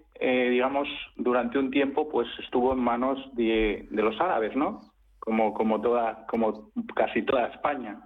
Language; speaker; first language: Spanish; native; Spanish